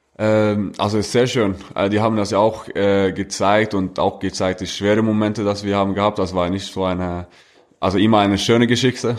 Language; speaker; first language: German; non-native, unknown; Norwegian